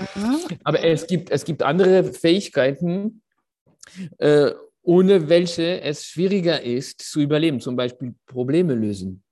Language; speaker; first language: German; non-native, fluent; French